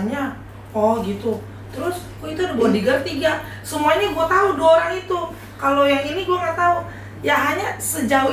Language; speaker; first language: Indonesian; native; Indonesian